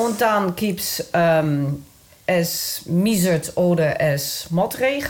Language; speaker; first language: German; non-native, learner; Dutch